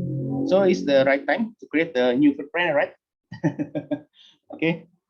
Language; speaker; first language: English; non-native, learner; Indonesian